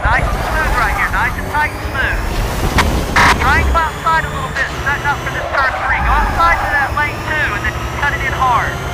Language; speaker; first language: English; native; English